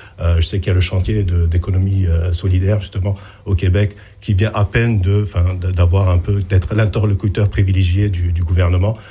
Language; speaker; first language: French; non-native, local second language; Arabic